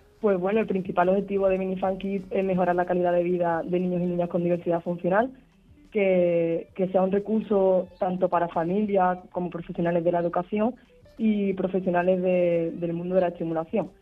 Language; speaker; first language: Spanish; native; Spanish